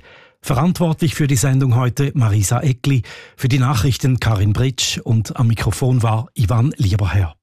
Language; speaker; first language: German; native; German